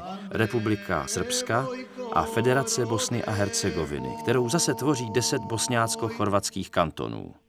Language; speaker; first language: Czech; native; Czech